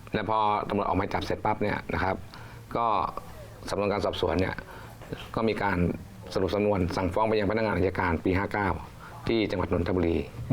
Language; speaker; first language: Thai; native; Thai